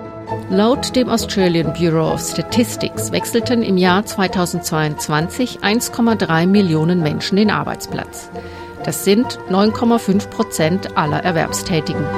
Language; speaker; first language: German; native; German